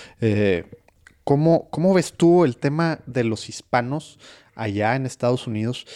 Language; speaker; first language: Spanish; native; Spanish